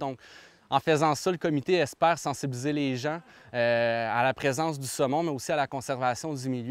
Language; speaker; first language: French; native; French